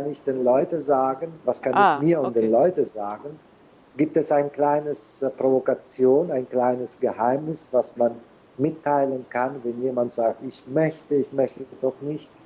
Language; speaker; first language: German; non-native, fluent; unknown